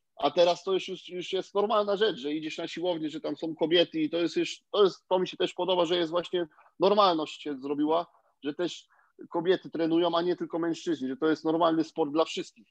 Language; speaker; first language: Polish; early bilingual, heritage; Polish